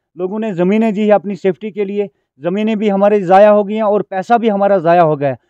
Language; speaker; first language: Hindi; non-native, local second language; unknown